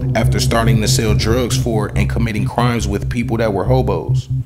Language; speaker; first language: English; native; English